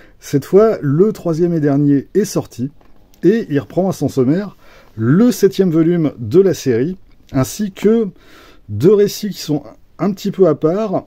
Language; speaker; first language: French; native; French